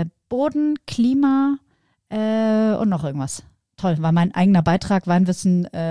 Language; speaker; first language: German; native; German